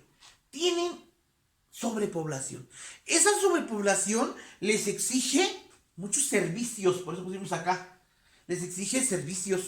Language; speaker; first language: Spanish; native; Spanish